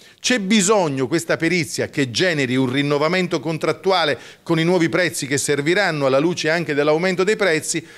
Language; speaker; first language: Italian; native; Italian